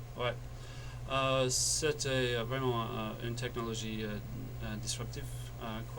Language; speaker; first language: French; non-native, fluent; English